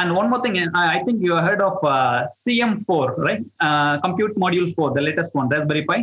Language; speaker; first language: English; non-native, local second language; Tamil